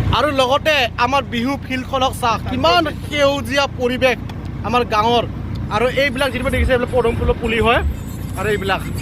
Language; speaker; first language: Assamese; non-native, local second language; Karbi